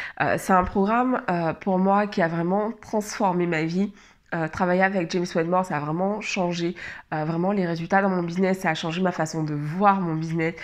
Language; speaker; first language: French; native; French